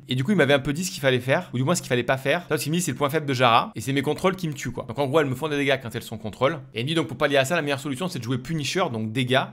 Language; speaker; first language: French; native; French